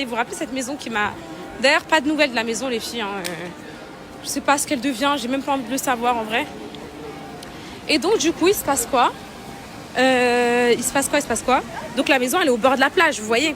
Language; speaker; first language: French; native; French